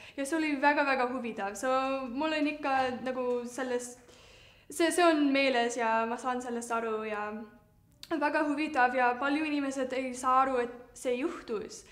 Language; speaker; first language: Estonian; early bilingual, heritage; Estonian